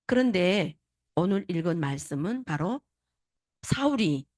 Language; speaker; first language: Korean; native; Korean